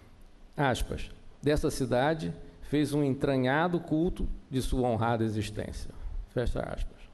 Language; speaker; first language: Portuguese; native; Portuguese